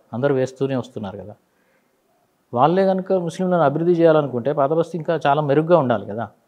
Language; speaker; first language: Telugu; non-native, local second language; Urdu